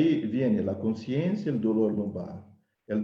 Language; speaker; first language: Spanish; non-native, fluent; Portuguese